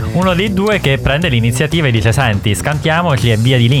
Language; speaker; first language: Italian; native; Italian